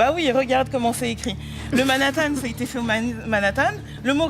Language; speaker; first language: French; native; French